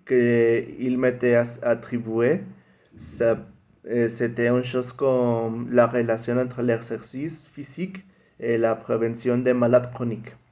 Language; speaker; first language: French; non-native, learner; Spanish